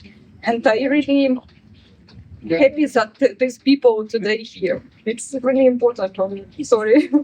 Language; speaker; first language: English; non-native, learner; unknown